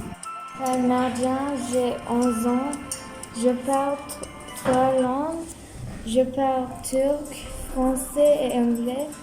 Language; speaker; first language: French; non-native, local second language; Turkish